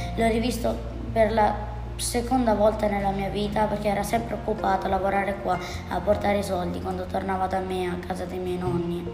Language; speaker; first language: Italian; early bilingual, other home language; Albanian